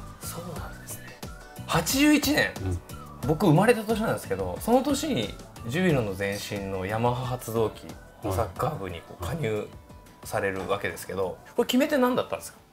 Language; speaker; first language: Japanese; native; Japanese